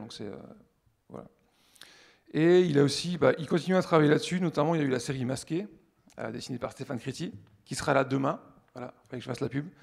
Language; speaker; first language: French; native; French